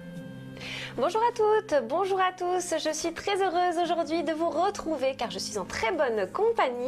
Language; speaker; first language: French; native; French